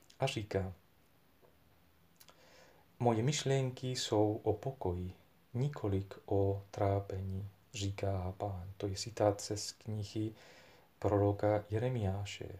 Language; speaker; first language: Czech; non-native, fluent; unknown